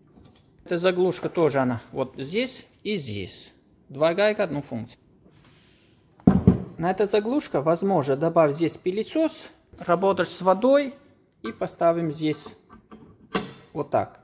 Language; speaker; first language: Russian; non-native, learner; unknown